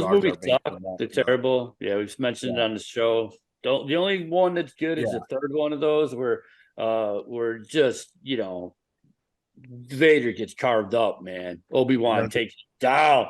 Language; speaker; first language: English; native; English